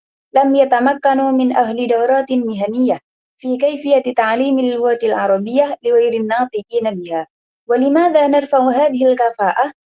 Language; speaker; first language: Arabic; non-native, learner; Indonesian